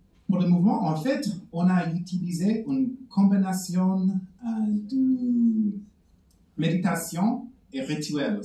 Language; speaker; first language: French; non-native, fluent; English